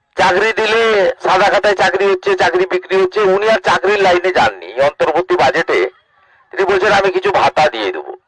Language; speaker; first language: Bangla; native; Bangla